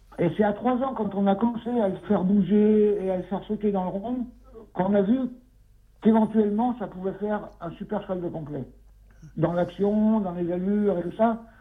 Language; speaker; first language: French; native; French